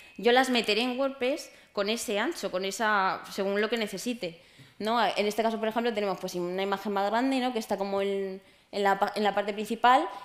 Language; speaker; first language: Spanish; native; Spanish